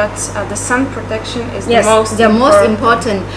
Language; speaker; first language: English; non-native, fluent; Polish